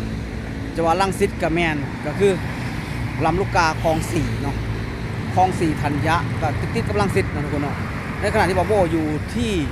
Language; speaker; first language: Thai; non-native, local second language; Northeastern Thai